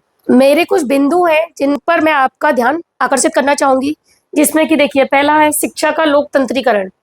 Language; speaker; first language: Hindi; native; Hindi